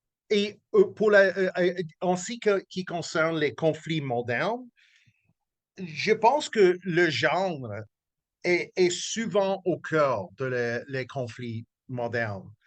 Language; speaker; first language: French; non-native, local second language; English